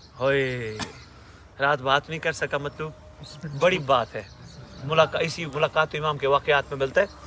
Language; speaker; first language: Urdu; non-native, local second language; Punjabi